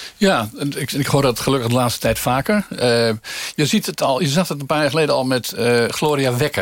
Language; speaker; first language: Dutch; native; Dutch